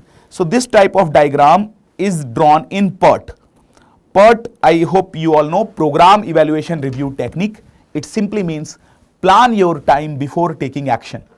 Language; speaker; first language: English; non-native, local second language; Hindi